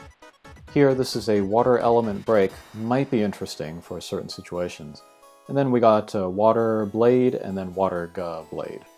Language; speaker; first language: English; native; English